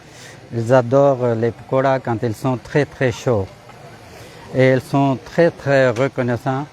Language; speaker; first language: French; non-native, fluent; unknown